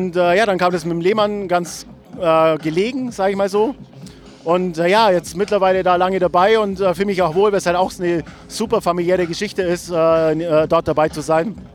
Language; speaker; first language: German; native; German